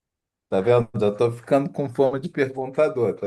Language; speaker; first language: Portuguese; native; Portuguese